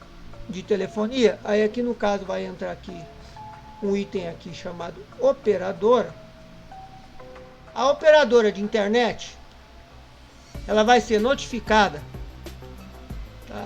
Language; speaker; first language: Portuguese; native; Portuguese